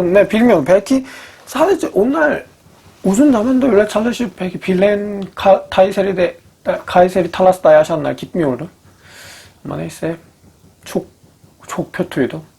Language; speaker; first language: Turkish; non-native, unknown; Korean